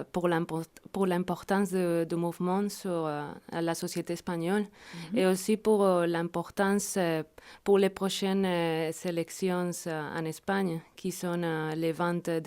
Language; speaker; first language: French; non-native, fluent; Spanish